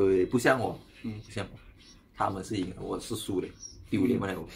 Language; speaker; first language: Chinese; native; Chinese